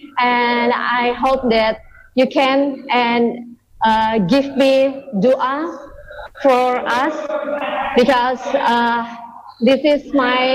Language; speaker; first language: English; non-native, learner; Indonesian